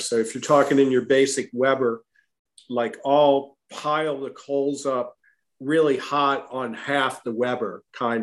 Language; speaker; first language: English; native; English